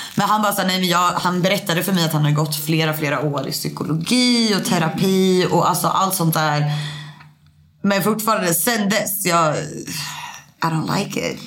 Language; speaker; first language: Swedish; native; Swedish